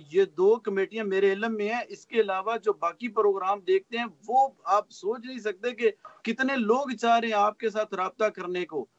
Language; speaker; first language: Urdu; non-native, local second language; Punjabi